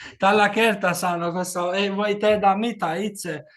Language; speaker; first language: Finnish; non-native, learner; Albanian